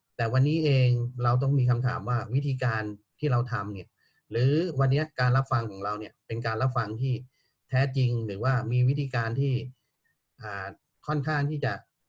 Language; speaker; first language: Thai; native; Thai